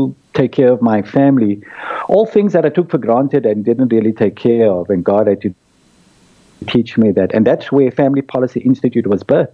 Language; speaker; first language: English; native; English